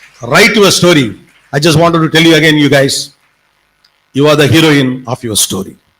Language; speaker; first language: English; non-native, local second language; Tamil